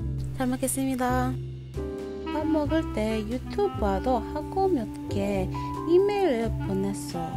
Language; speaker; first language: Korean; non-native, learner; English